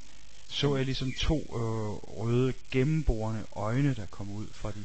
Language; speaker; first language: Danish; native; Danish